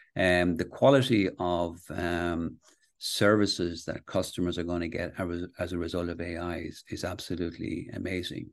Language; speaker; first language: English; native; English